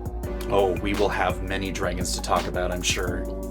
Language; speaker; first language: English; native; English